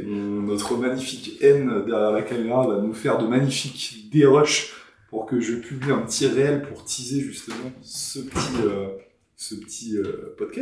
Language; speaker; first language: French; native; French